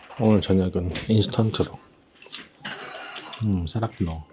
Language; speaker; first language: Korean; native; Korean